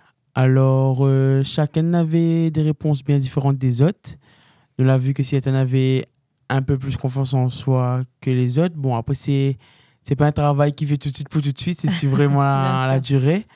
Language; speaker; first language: French; non-native, local second language; Réunion Creole French